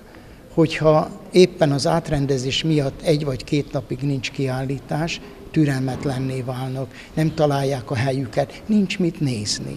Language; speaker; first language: Hungarian; native; Hungarian